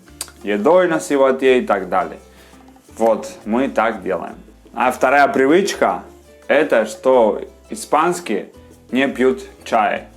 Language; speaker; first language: Russian; non-native, learner; Spanish